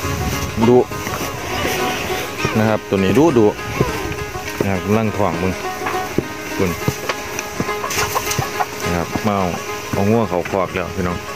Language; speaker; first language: Thai; non-native, local second language; Northeastern Thai